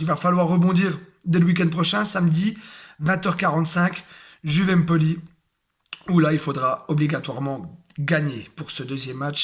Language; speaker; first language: French; native; French